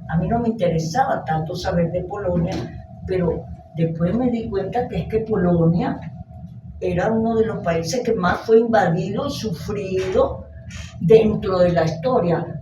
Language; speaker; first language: Spanish; early bilingual, other home language; Hebrew